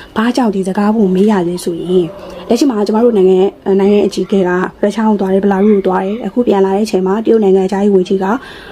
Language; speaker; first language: Burmese; native; Burmese